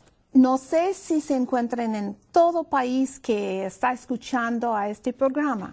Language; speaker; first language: Spanish; non-native, fluent; English